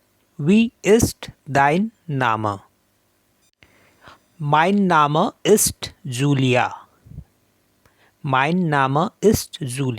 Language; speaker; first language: German; non-native, learner; Hindi